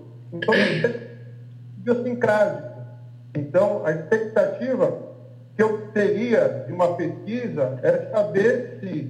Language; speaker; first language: Portuguese; native; Portuguese